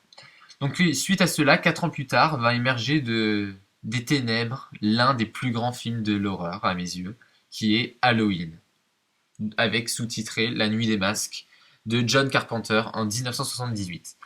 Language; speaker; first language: French; native; French